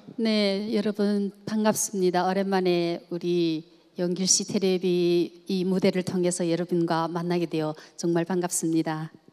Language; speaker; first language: Korean; native; Korean